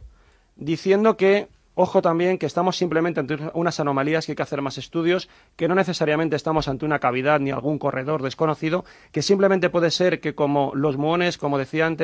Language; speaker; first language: Spanish; native; Spanish